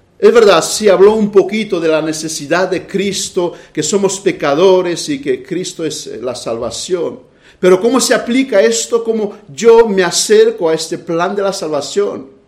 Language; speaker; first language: Spanish; non-native, fluent; Romanian